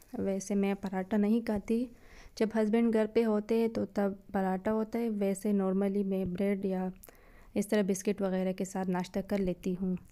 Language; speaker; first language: Urdu; native; Urdu